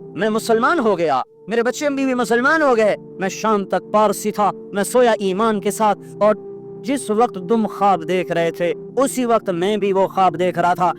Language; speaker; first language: Urdu; non-native, local second language; Punjabi